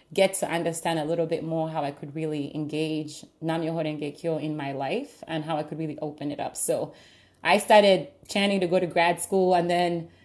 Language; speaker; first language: English; non-native, local second language; Ganda